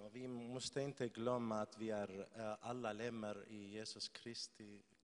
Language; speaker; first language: Swedish; non-native, fluent; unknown